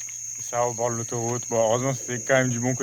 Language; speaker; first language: French; native; French